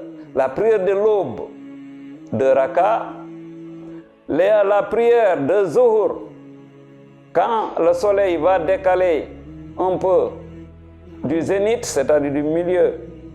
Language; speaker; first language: French; non-native, local second language; Wolof